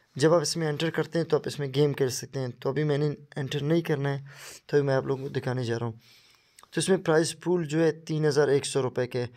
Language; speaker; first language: Urdu; non-native, local second language; Baluchi